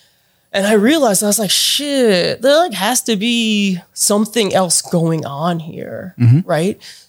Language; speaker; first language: English; native; English